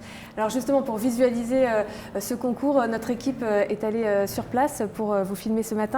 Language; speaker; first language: French; native; French